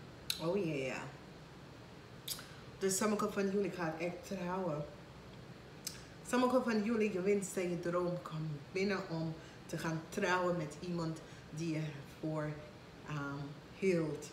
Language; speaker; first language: Dutch; non-native, fluent; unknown